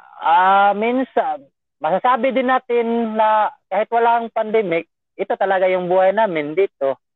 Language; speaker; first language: Filipino; non-native, local second language; Cebuano